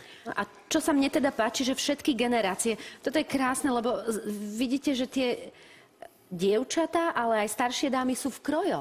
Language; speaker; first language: Slovak; native; Slovak